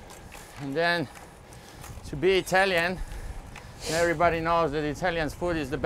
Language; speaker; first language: English; non-native, fluent; Slovak